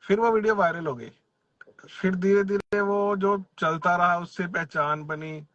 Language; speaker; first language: Hindi; non-native, local second language; Punjabi